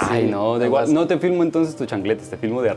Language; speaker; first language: Spanish; native; Spanish